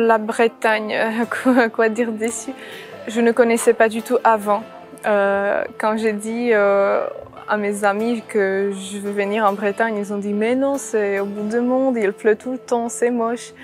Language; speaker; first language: French; non-native, fluent; Czech